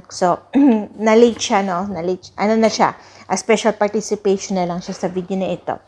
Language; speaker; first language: Filipino; non-native, local second language; Cebuano